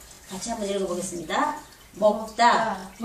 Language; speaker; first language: Korean; native; Korean